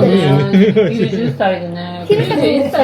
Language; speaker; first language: Japanese; native; Japanese